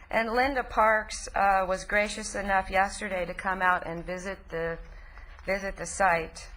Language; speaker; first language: English; native; English